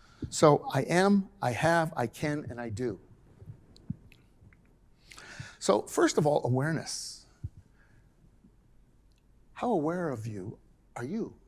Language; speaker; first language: English; native; English